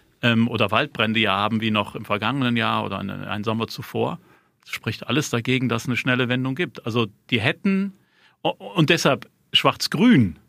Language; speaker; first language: German; native; German